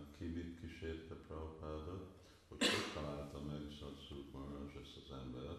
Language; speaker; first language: Hungarian; early bilingual, heritage; Hungarian